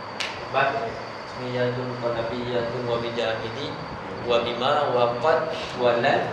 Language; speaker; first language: Arabic; non-native, fluent; Malay